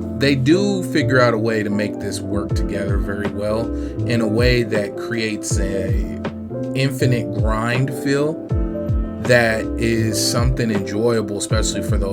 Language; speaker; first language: English; native; English